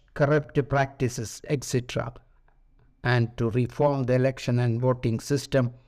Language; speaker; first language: English; non-native, local second language; Malayalam